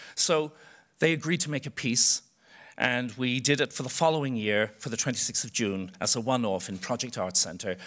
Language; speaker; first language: English; native; English